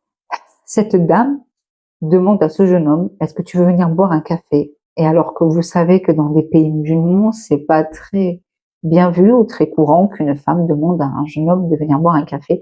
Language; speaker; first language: French; native; French